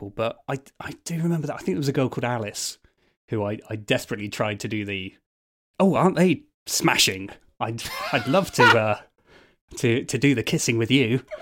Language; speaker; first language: English; native; English